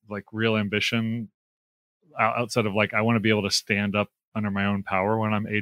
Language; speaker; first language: English; native; English